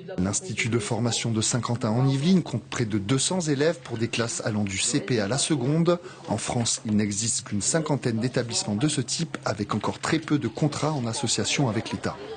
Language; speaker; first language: French; native; French